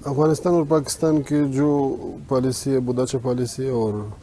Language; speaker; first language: Hindi; non-native, fluent; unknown